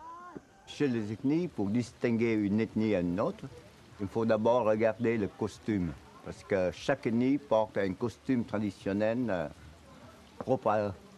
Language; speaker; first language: French; non-native, fluent; Vietnamese